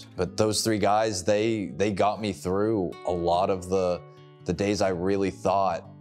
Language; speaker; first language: English; native; English